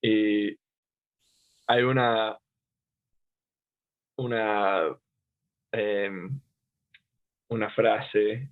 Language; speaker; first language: Spanish; non-native, fluent; English